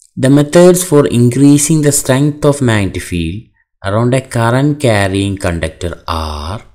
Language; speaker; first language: English; non-native, local second language; Malayalam